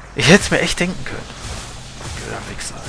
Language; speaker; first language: German; native; German